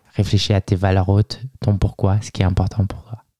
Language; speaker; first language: French; native; French